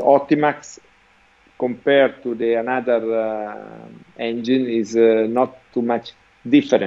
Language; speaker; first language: English; non-native, learner; Italian